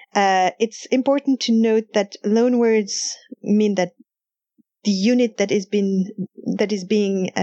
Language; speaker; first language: English; non-native, fluent; French